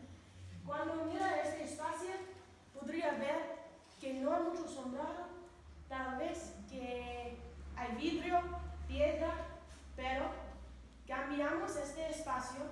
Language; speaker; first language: Spanish; non-native, learner; English